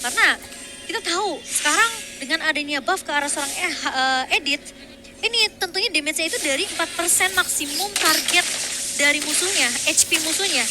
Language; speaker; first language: Indonesian; native; Indonesian